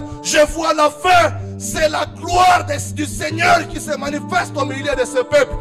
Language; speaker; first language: French; non-native, local second language; Swahili